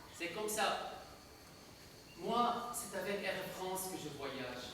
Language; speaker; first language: French; non-native, local second language; Arabic